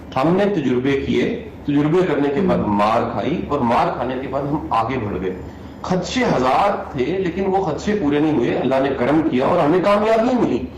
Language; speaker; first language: Urdu; non-native, local second language; Punjabi